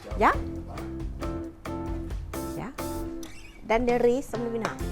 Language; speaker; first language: Swedish; non-native, learner; Thai